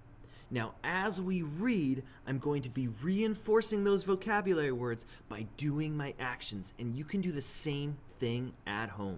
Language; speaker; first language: English; native; English